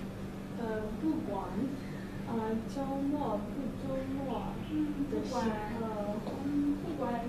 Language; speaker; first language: Chinese; non-native, learner; English